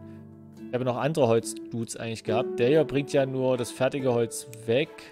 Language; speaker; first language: German; native; German